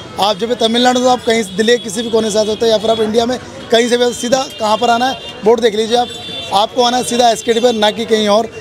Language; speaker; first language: Hindi; native; Hindi